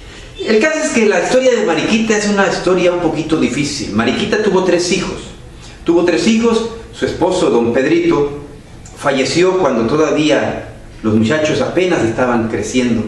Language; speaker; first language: Spanish; native; Spanish